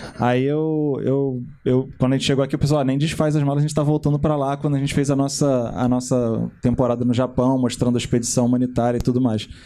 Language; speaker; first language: Portuguese; native; Portuguese